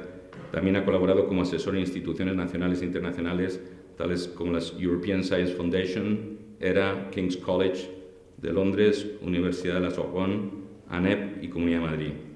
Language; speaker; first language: Spanish; native; Spanish